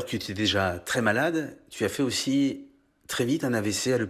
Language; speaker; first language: French; native; French